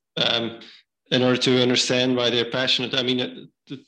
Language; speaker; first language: English; non-native, fluent; Dutch